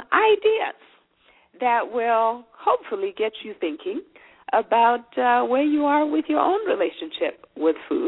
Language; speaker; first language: English; non-native, local second language; Shona